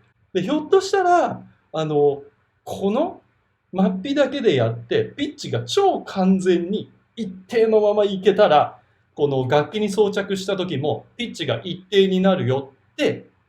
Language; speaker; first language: Japanese; native; Japanese